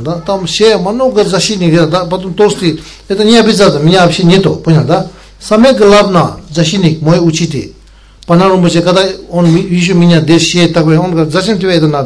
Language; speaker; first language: Russian; non-native, learner; Tibetan